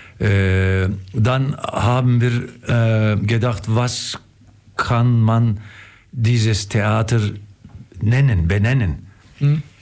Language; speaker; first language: German; non-native, fluent; Turkish